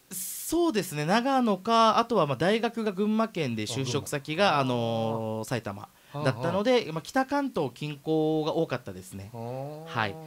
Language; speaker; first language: Japanese; native; Japanese